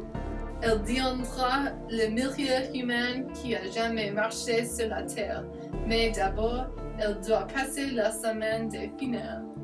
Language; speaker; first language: French; non-native, learner; English